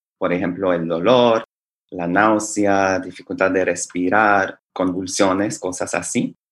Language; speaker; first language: Spanish; non-native, fluent; English